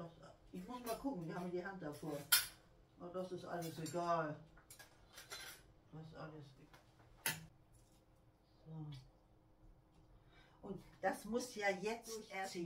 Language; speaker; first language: German; native; German